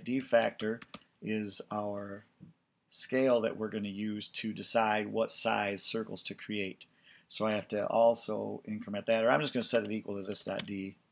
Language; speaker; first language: English; native; English